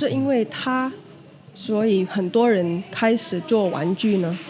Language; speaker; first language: Chinese; non-native, fluent; Indonesian